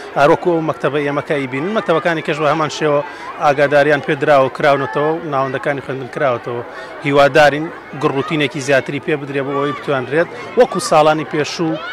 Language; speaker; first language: Central Kurdish; native; Central Kurdish